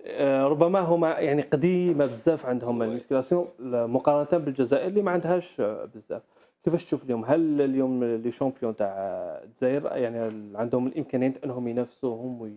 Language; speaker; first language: Arabic; native; Arabic